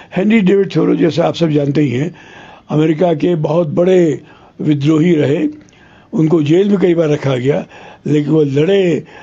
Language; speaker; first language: Hindi; non-native, local second language; Telugu